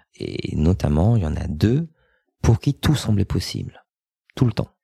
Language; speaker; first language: French; native; French